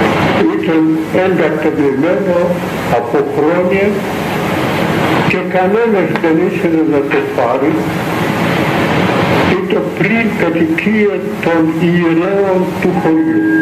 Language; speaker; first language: Greek; non-native, fluent; Russian